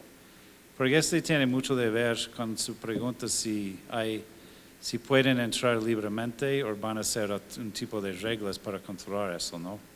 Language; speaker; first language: Spanish; non-native, fluent; English